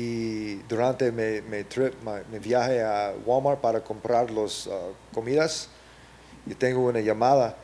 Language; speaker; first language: Spanish; non-native, learner; English